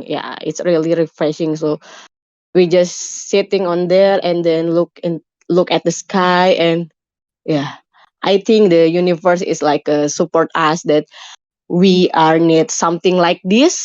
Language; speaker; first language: English; non-native, learner; Indonesian